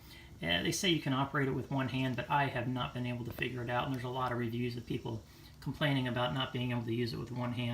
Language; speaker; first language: English; native; English